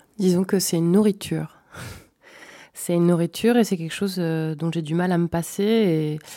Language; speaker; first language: French; non-native, fluent; Portuguese